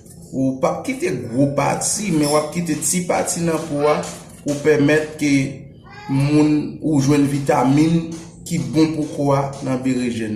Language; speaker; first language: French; non-native, local second language; Haitian Creole